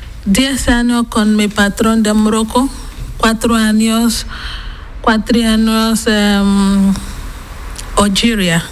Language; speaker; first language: Spanish; non-native, learner; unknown